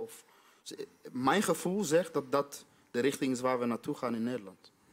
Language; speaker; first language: Dutch; non-native, fluent; Swahili